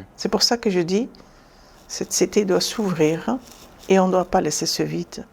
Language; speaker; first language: French; non-native, local second language; Arabic